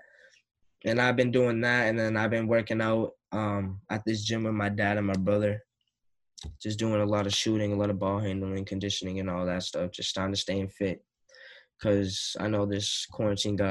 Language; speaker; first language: English; native; English